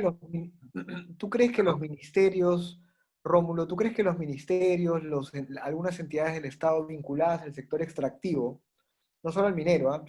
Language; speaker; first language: Spanish; native; Spanish